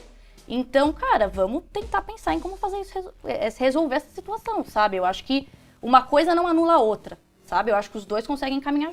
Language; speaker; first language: Portuguese; native; Portuguese